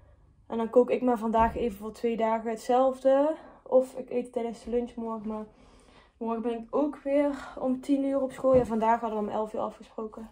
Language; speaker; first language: Dutch; native; Dutch